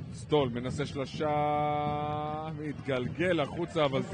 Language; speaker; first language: Hebrew; native; Hebrew